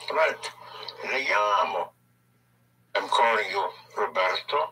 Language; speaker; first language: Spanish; non-native, fluent; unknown